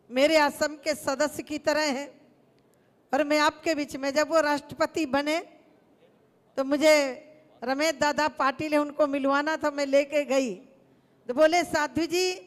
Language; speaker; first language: Hindi; native; Hindi